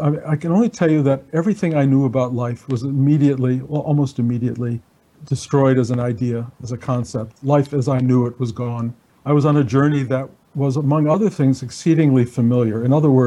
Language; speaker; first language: English; native; English